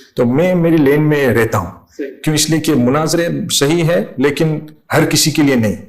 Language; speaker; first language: Urdu; non-native, fluent; English